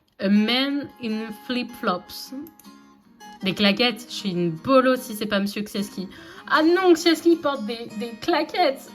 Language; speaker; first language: French; native; French